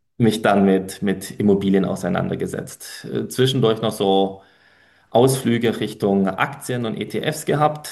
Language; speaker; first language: German; early bilingual, other home language; Polish